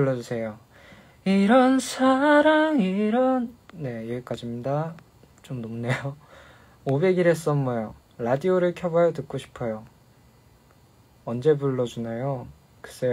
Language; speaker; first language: Korean; native; Korean